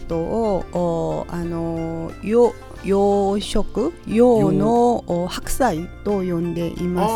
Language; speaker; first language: Japanese; non-native, fluent; Korean